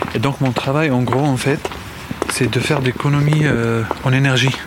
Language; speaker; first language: French; non-native, fluent; Arabic